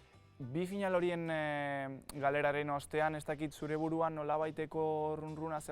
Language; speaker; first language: Basque; native; Basque